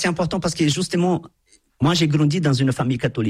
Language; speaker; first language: French; non-native, fluent; Portuguese